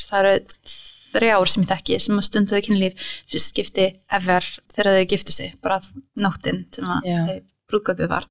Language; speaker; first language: Icelandic; early bilingual, heritage; English